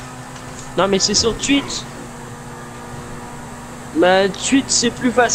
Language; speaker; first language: French; native; French